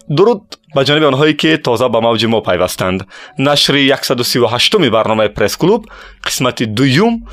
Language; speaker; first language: Tajik; native; Tajik